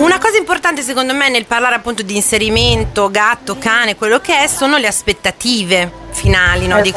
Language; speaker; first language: Italian; native; Italian